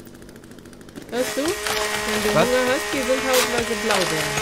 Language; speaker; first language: German; native; German